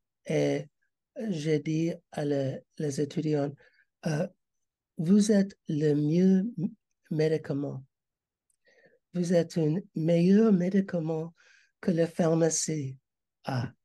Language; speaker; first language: French; non-native, learner; English